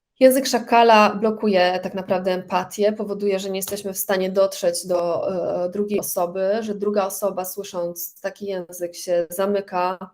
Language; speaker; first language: Polish; native; Polish